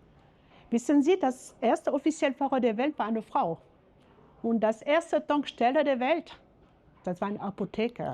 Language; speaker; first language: German; non-native, fluent; French